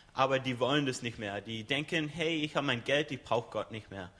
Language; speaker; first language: German; non-native, fluent; English